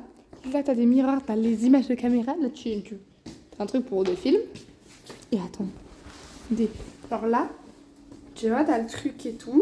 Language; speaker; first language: French; native; French